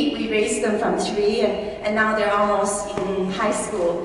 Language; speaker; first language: English; early bilingual, other home language; Chinese